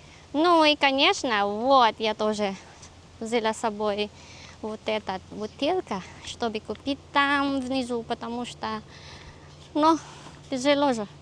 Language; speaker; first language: Russian; non-native, learner; Filipino